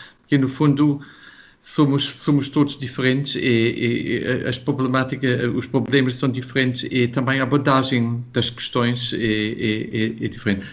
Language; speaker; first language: Portuguese; non-native, fluent; German